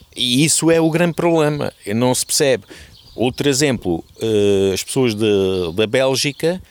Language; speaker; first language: Portuguese; non-native, fluent; German